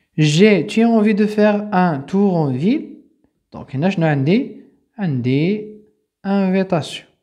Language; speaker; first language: French; non-native, local second language; Arabic